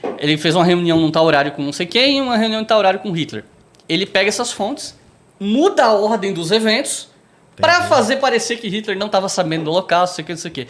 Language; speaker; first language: Portuguese; native; Portuguese